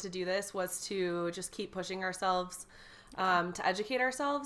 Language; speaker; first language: English; native; English